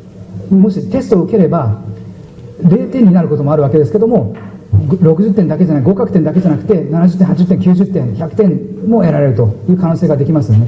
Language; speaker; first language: Japanese; native; Japanese